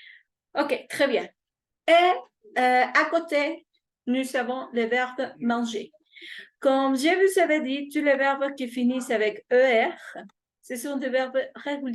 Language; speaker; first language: French; non-native, fluent; Spanish